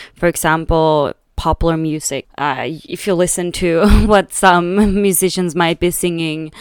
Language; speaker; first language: English; non-native, fluent; Swedish